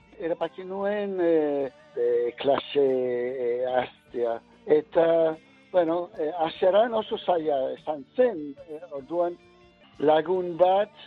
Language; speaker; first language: Basque; non-native, learner; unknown